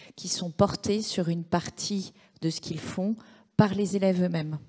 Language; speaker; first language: French; native; French